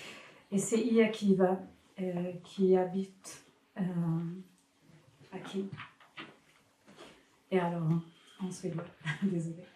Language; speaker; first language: French; non-native, fluent; Swedish